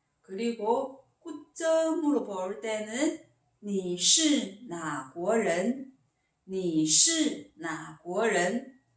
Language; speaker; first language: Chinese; non-native, fluent; Korean